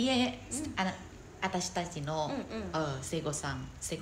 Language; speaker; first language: Japanese; non-native, learner; Thai